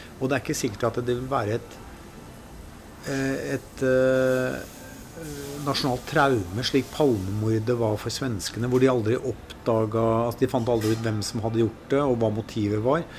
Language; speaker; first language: Norwegian; native; Norwegian